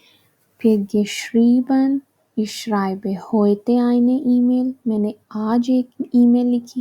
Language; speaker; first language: German; non-native, fluent; Urdu